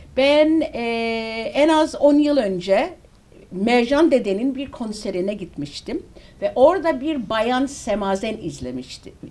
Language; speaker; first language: Turkish; early bilingual, heritage; Turkish